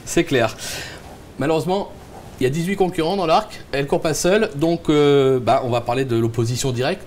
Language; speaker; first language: French; native; French